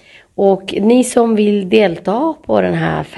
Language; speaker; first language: Swedish; non-native, fluent; Tigrinya